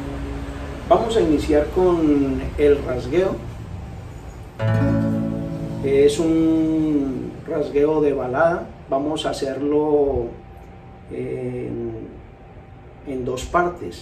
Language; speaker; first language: Spanish; native; Spanish